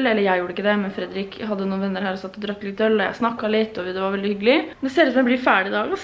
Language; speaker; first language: Norwegian; native; Norwegian